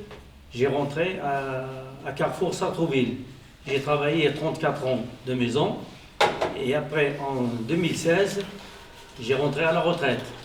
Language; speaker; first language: French; non-native, learner; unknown